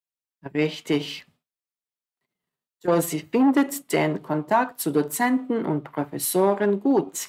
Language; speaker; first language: German; non-native, fluent; Croatian